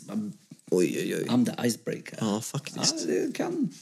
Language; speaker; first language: Swedish; native; Swedish